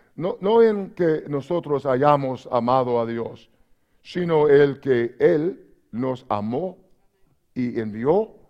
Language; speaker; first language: Spanish; non-native, learner; English